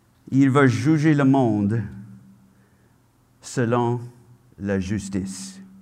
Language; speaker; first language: French; native; French